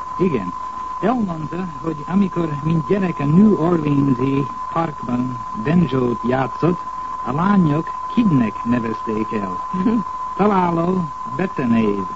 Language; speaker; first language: Hungarian; non-native, fluent; English